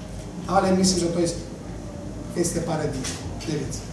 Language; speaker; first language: Polish; non-native, learner; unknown